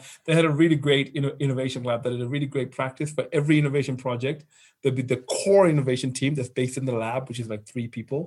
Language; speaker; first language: English; non-native, local second language; Shona